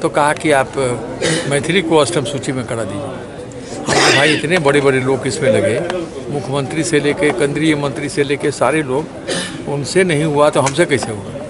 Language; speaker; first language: Hindi; non-native, local second language; Maithili